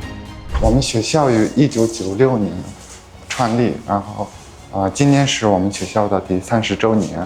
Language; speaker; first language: Chinese; non-native, fluent; Mongolian